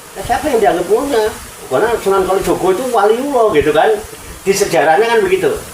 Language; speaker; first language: Indonesian; non-native, local second language; Javanese